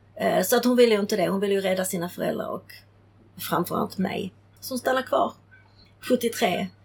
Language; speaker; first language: Swedish; early bilingual, other home language; Czech